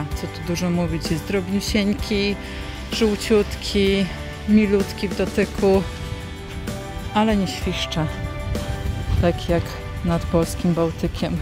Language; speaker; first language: Polish; native; Polish